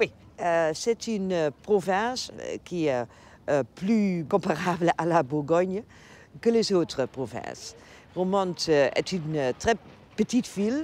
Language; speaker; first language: French; non-native, fluent; Dutch